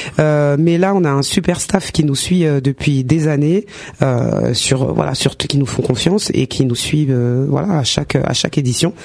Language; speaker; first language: French; early bilingual, other home language; Wolof